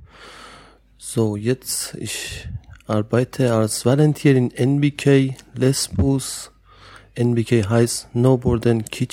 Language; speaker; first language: German; non-native, learner; Persian